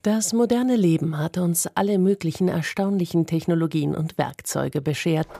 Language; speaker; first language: German; native; German